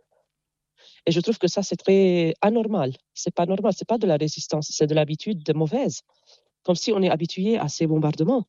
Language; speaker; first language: French; non-native, local second language; Arabic